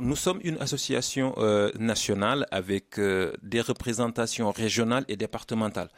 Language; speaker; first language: French; non-native, local second language; Wolof